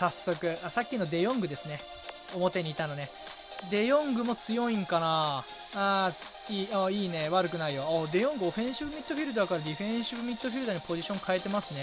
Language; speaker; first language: Japanese; native; Japanese